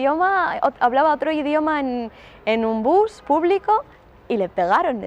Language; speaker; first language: Spanish; non-native, fluent; Polish